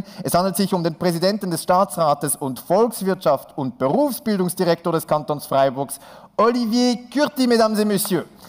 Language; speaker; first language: German; native; German